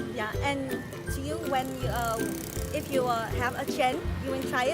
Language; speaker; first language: English; non-native, learner; Vietnamese